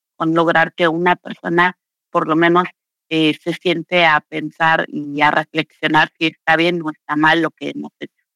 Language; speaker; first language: Spanish; native; Spanish